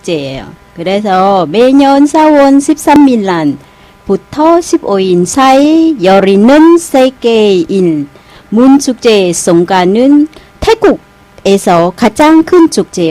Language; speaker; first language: Korean; non-native, learner; Thai